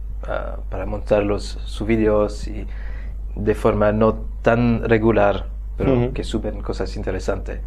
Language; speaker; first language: Spanish; non-native, fluent; French